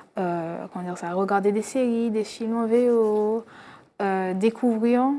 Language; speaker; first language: French; native; French